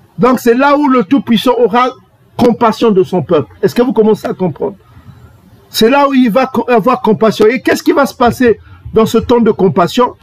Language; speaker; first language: French; non-native, local second language; Kongo